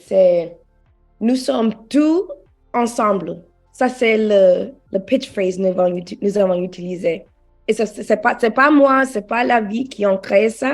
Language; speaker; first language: French; non-native, learner; English